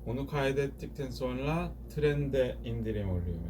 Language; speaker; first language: Turkish; non-native, learner; Korean